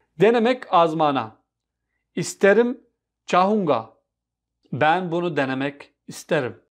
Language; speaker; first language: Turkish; non-native, fluent; Urdu